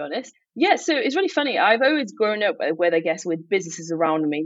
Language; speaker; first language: English; native; English